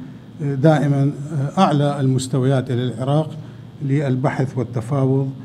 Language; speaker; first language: Arabic; native; Arabic